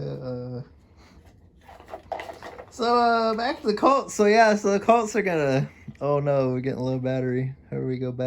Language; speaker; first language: English; native; English